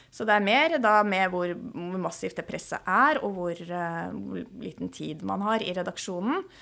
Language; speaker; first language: Norwegian; native; Norwegian